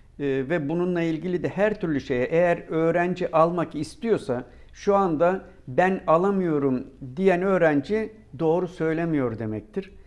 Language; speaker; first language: Turkish; native; Turkish